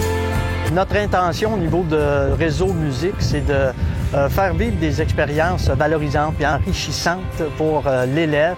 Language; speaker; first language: French; native; French